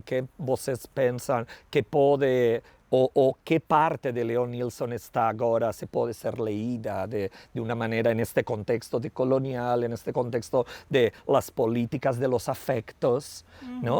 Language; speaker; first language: Portuguese; non-native, learner; Spanish